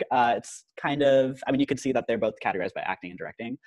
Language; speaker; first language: English; native; English